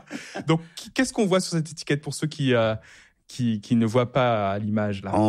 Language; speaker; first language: French; native; French